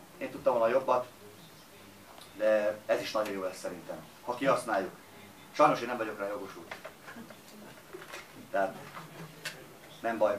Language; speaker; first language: Hungarian; native; Hungarian